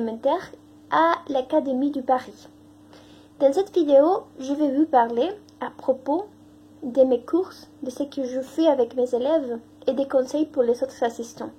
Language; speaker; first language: French; non-native, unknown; Spanish